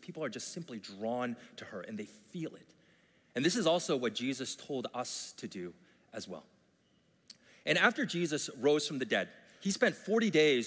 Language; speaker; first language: English; native; English